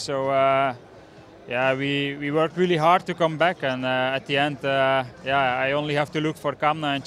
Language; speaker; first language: English; non-native, fluent; Dutch